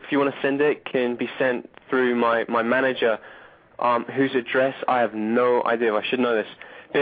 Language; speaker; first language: English; native; English